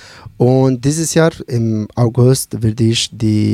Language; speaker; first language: German; non-native, learner; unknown